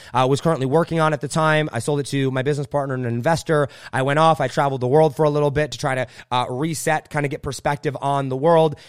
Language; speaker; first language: English; native; English